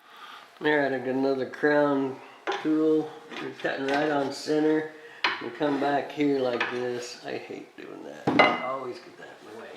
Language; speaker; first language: English; native; English